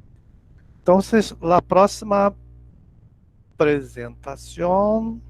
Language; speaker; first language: Spanish; non-native, learner; Portuguese